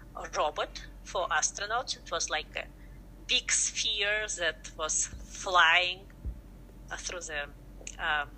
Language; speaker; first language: English; non-native, fluent; Russian